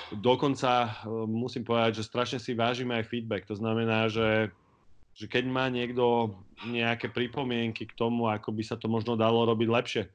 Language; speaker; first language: Slovak; native; Slovak